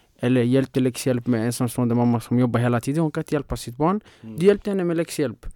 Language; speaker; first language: Swedish; non-native, fluent; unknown